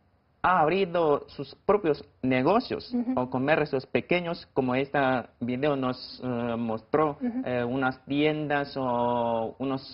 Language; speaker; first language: Spanish; non-native, fluent; Chinese